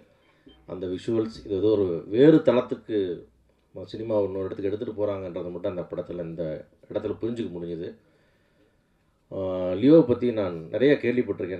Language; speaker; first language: Tamil; native; Tamil